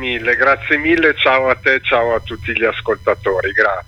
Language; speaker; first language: Italian; native; Italian